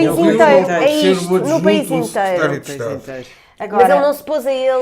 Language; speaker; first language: Portuguese; native; Portuguese